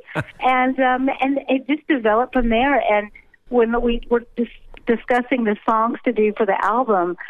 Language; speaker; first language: English; native; English